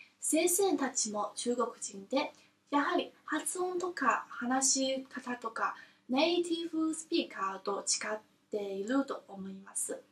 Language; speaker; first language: Japanese; non-native, learner; Chinese